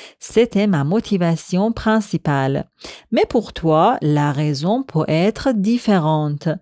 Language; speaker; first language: French; non-native, fluent; Persian